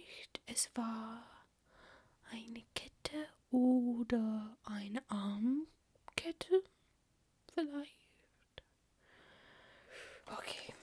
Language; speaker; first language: German; non-native, learner; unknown